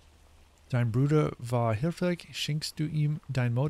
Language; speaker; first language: German; non-native, learner; English